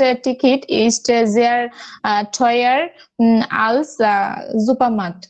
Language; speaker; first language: German; non-native, learner; Bangla